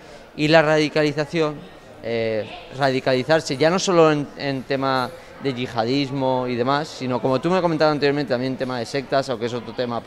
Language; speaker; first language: Spanish; native; Spanish